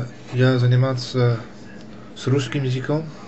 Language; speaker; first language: Russian; non-native, learner; English